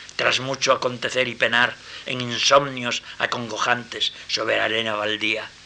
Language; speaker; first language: Spanish; native; Spanish